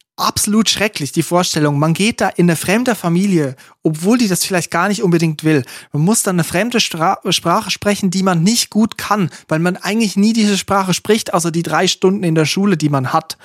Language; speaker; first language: German; native; German